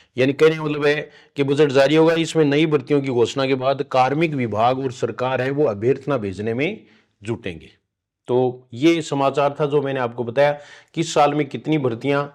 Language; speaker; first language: Hindi; native; Hindi